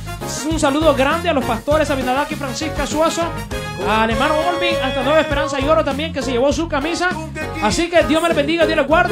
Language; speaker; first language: Spanish; native; Spanish